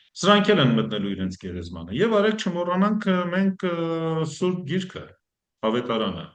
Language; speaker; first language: Armenian; early bilingual, heritage; Armenian